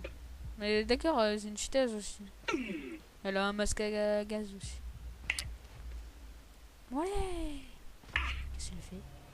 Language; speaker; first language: French; native; French